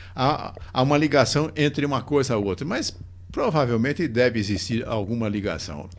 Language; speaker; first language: Portuguese; native; Portuguese